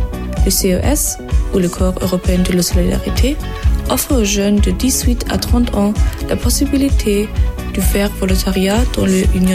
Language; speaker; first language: French; non-native, fluent; German